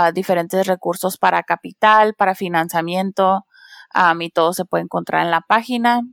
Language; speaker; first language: Spanish; early bilingual, heritage; Spanish